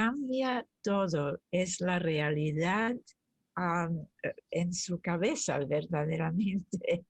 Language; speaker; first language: Spanish; early bilingual, other home language; German